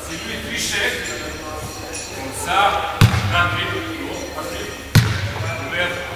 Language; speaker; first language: French; non-native, learner; Serbian